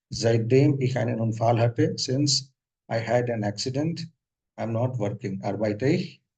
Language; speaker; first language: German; non-native, fluent; Hindi